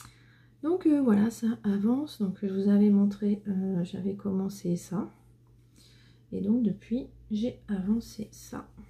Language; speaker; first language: French; native; French